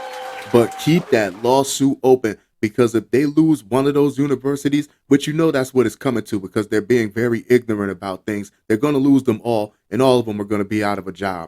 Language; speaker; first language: English; native; English